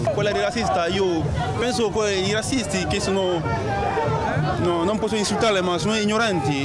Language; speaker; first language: Italian; non-native, learner; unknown